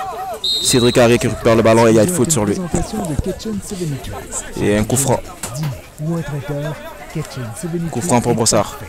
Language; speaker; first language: French; native; French